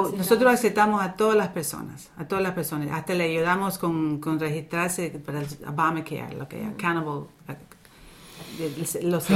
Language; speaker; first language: Spanish; early bilingual, other home language; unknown